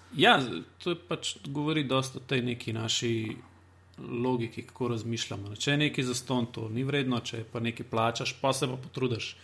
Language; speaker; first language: Slovenian; non-native, local second language; Bosnian